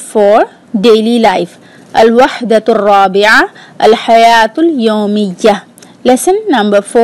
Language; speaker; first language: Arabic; non-native, fluent; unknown